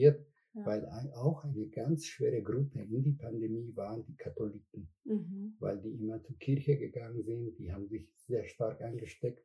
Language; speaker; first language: German; non-native, fluent; Spanish